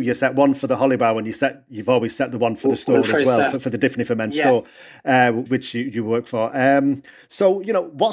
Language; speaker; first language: English; native; English